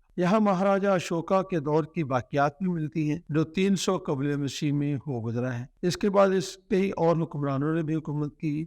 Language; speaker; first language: Urdu; non-native, local second language; Punjabi